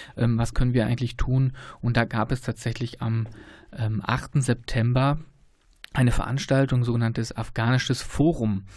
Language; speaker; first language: German; native; German